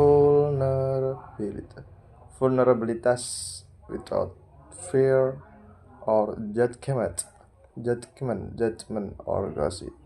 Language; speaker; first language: English; non-native, learner; Indonesian